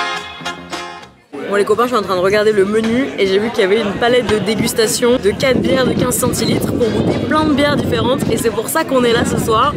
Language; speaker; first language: French; native; French